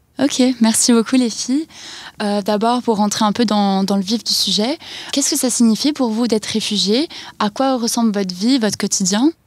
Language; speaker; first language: French; native; French